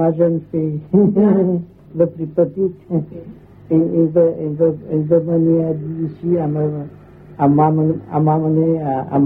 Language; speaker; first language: French; non-native, learner; Vietnamese